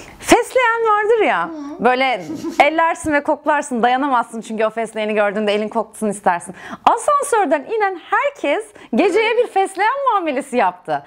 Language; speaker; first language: Turkish; native; Turkish